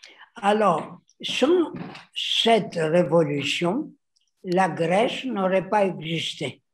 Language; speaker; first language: French; non-native, fluent; Greek